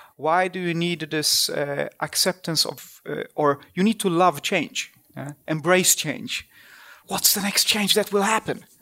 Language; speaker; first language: English; non-native, fluent; Polish